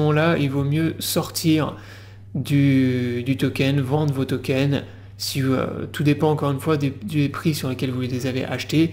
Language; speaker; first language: French; native; French